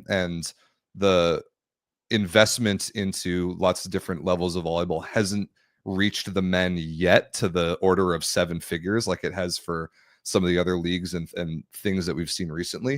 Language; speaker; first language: English; native; English